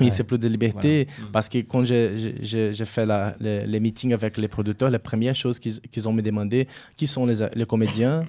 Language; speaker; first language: French; non-native, fluent; Portuguese